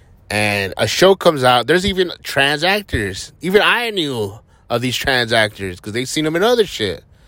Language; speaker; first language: English; early bilingual, other home language; Spanish